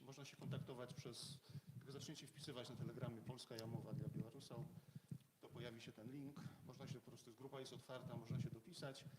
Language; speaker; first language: Polish; native; Polish